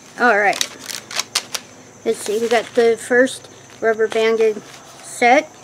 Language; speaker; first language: English; native; English